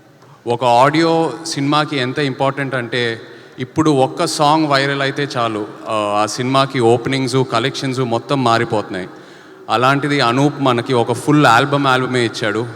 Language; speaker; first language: Telugu; native; Telugu